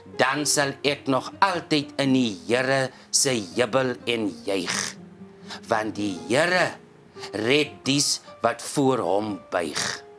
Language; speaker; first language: Afrikaans; native; Afrikaans